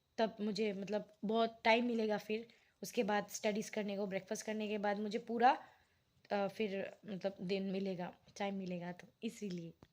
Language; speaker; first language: Hindi; non-native, local second language; Assamese